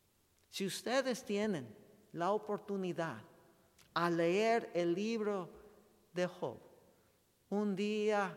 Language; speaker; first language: Spanish; non-native, fluent; English